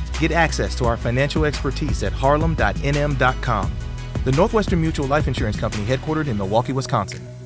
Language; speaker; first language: English; native; English